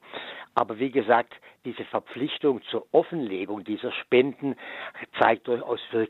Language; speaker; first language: German; native; German